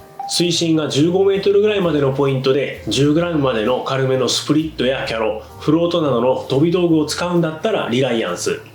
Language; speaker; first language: Japanese; native; Japanese